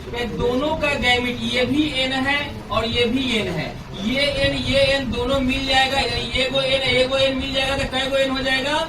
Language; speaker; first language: Hindi; native; Hindi